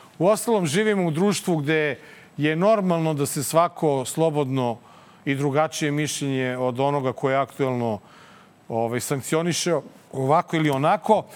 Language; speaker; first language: Serbian; native; Serbian